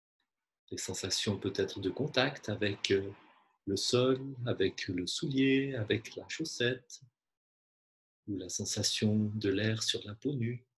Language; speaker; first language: French; native; French